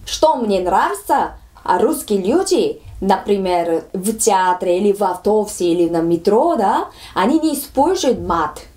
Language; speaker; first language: Russian; non-native, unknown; Korean